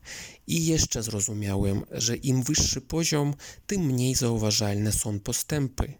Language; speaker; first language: Polish; non-native, fluent; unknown